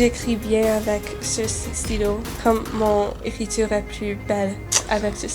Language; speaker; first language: French; non-native, local second language; English